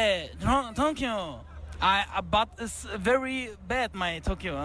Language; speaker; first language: English; non-native, learner; German